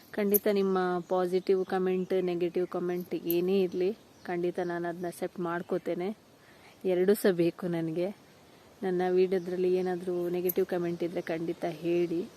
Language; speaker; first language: Kannada; non-native, local second language; Konkani